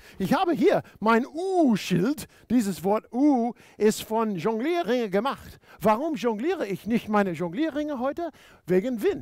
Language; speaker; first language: German; non-native, fluent; English